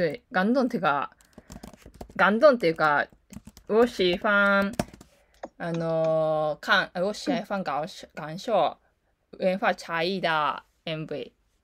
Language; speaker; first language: Chinese; non-native, learner; Japanese